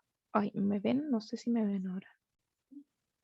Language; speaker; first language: Spanish; native; Spanish